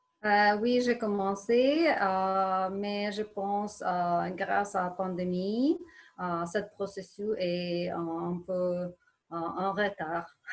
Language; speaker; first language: French; non-native, learner; Ukrainian